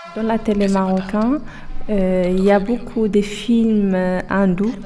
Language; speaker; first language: French; non-native, local second language; Arabic